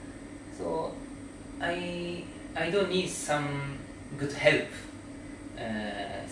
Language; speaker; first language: English; non-native, learner; Japanese